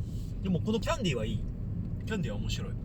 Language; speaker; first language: Japanese; native; Japanese